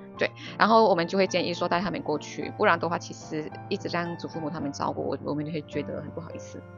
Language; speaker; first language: Chinese; non-native, fluent; Vietnamese